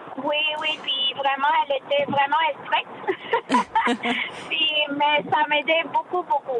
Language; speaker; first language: French; non-native, learner; Spanish